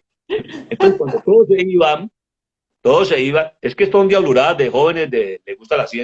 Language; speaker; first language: Spanish; native; Spanish